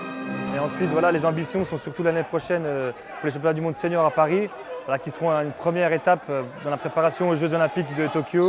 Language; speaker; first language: French; native; French